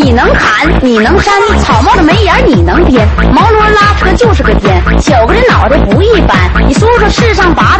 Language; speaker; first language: Chinese; native; Chinese